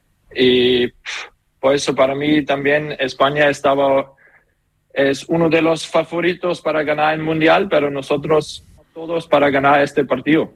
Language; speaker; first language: Spanish; non-native, learner; German